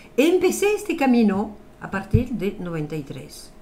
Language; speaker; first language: Spanish; non-native, fluent; French